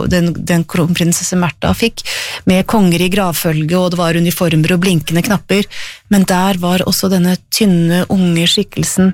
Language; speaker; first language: Norwegian; native; Norwegian